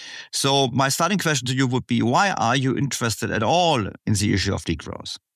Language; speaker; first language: English; non-native, fluent; German